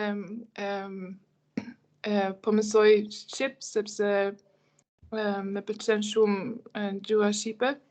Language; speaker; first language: Albanian; non-native, learner; Norwegian